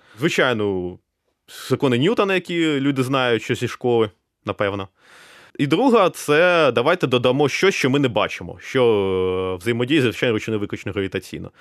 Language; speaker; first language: Ukrainian; native; Ukrainian